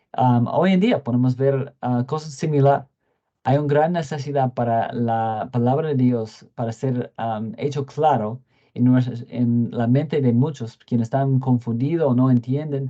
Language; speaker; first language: Spanish; non-native, fluent; English